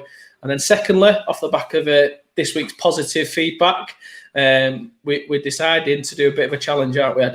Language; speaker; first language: English; native; English